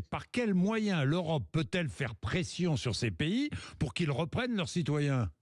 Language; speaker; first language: French; native; French